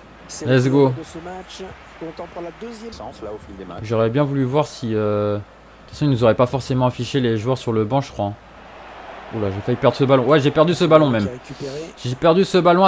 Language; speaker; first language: French; native; French